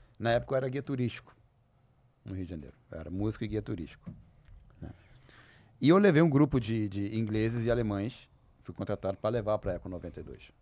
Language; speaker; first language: Portuguese; native; Portuguese